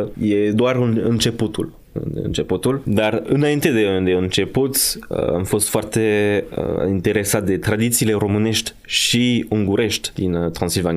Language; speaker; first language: Romanian; non-native, fluent; French